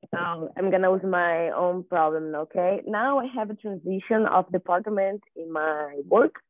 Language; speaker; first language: English; non-native, learner; Portuguese